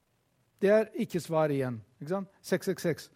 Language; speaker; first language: Norwegian; non-native, fluent; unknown